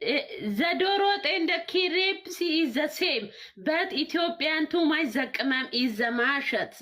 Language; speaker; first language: English; non-native, learner; Amharic